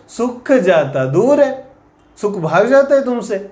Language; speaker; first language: Hindi; non-native, local second language; Kannada